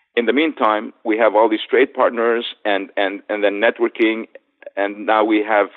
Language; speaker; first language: English; native; English